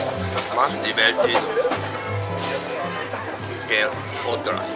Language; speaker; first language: Spanish; non-native, learner; Japanese